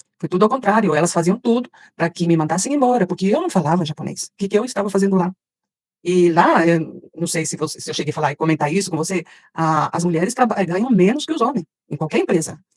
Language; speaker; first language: Portuguese; early bilingual, other home language; Spanish